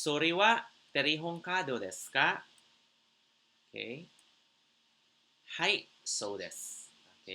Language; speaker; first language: Japanese; non-native, fluent; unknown